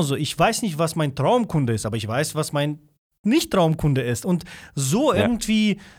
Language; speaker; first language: German; non-native, fluent; Russian